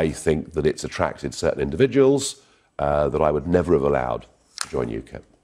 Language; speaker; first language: English; native; English